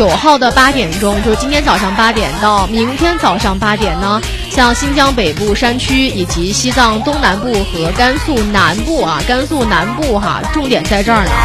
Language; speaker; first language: Chinese; native; Chinese